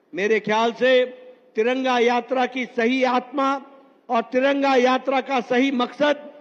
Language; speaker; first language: Hindi; native; Hindi